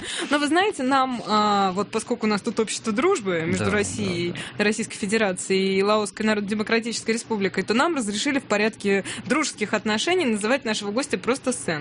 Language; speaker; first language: Russian; native; Russian